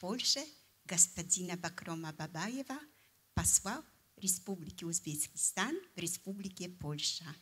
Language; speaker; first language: Russian; non-native, fluent; Polish